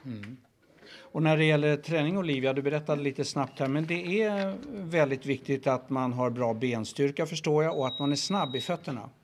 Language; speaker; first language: Swedish; native; Swedish